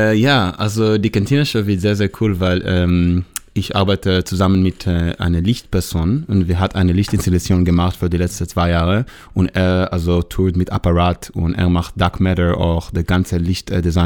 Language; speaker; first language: German; non-native, learner; Hebrew